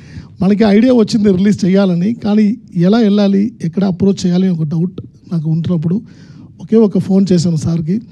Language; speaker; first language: Telugu; non-native, learner; Tamil